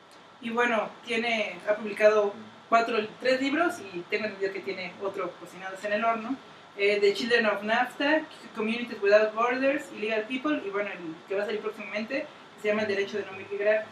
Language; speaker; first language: Spanish; native; Spanish